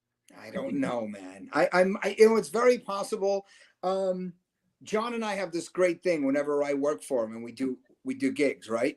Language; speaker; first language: English; native; English